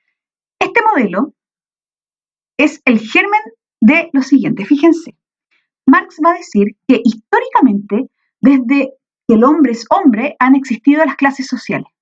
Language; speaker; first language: Spanish; native; Spanish